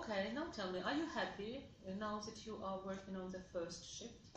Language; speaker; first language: English; non-native, fluent; Ukrainian